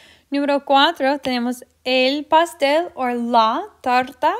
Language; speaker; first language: Spanish; non-native, fluent; English